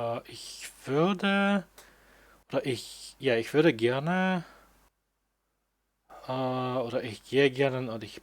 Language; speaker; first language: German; non-native, learner; English